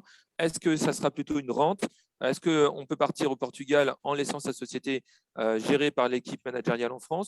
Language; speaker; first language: French; native; French